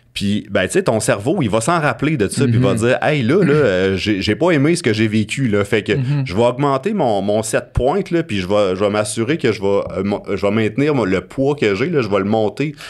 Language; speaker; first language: French; native; French